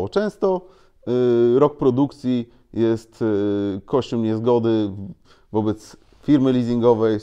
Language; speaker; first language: Polish; native; Polish